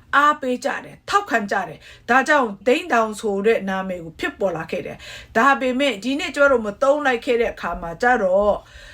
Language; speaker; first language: Burmese; non-native, local second language; Kachin